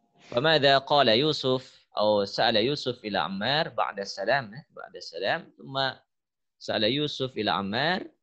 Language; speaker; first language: Arabic; non-native, fluent; Indonesian